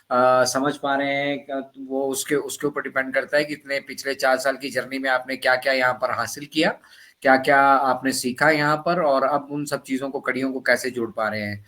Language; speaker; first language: Hindi; native; Hindi